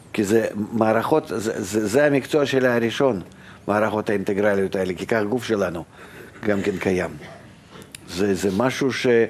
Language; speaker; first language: Hebrew; non-native, fluent; Russian